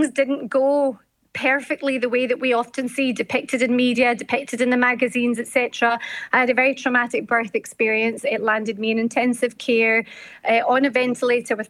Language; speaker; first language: English; native; English